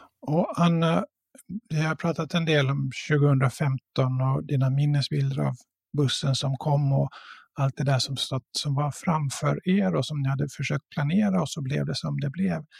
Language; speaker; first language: Swedish; native; Swedish